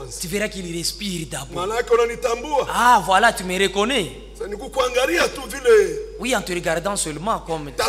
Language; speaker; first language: French; non-native, local second language; Swahili